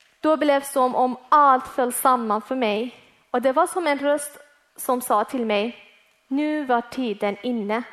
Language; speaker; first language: Swedish; early bilingual, other home language; Persian